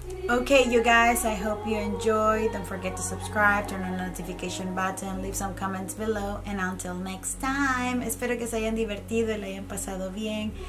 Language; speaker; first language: English; early bilingual, other home language; Spanish